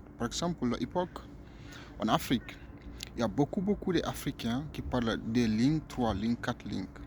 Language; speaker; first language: French; non-native, learner; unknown